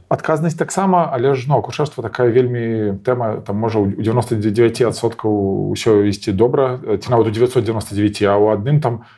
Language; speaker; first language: Belarusian; native; Belarusian